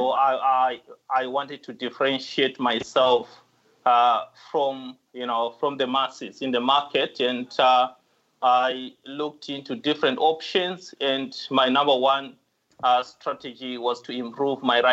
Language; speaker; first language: English; non-native, local second language; Shona